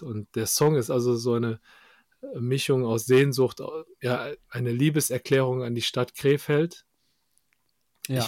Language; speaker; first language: German; early bilingual, other home language; Korean